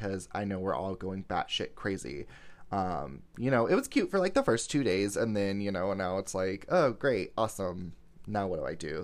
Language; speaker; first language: English; native; English